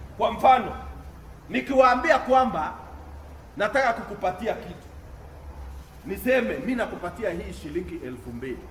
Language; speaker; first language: Swahili; non-native, local second language; Kalenjin